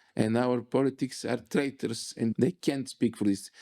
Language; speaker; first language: English; non-native, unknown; Bulgarian